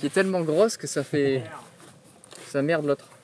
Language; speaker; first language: French; native; French